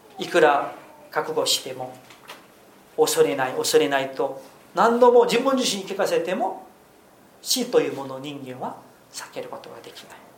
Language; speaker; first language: Japanese; non-native, fluent; Korean